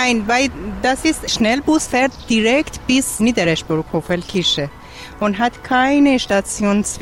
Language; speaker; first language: German; non-native, learner; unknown